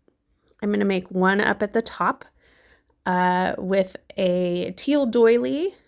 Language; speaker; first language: English; native; English